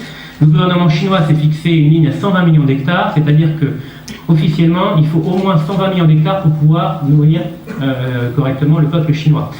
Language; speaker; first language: French; native; French